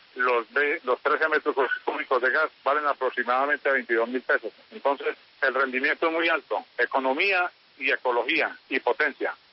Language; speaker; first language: Spanish; native; Spanish